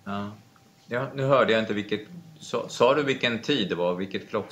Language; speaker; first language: Swedish; native; Swedish